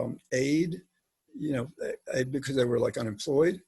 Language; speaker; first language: English; native; English